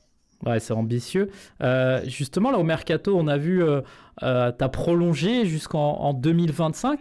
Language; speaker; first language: French; native; French